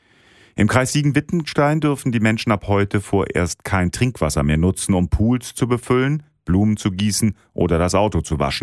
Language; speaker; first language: German; native; German